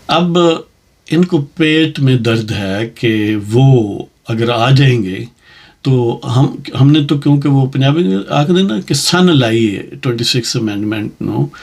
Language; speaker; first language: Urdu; non-native, local second language; Punjabi